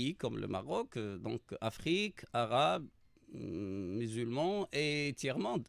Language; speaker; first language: French; non-native, local second language; Arabic